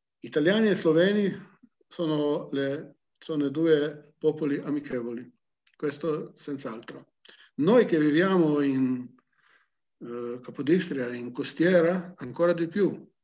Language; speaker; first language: Italian; non-native, local second language; Slovenian